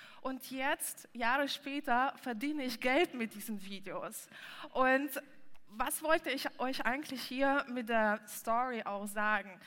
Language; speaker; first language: German; non-native, fluent; Russian